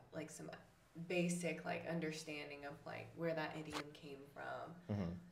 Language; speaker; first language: English; native; English